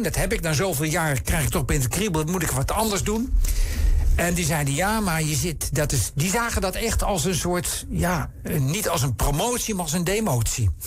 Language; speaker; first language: Dutch; native; Dutch